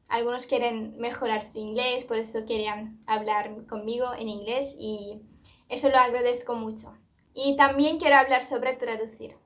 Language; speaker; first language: Spanish; non-native, fluent; Turkish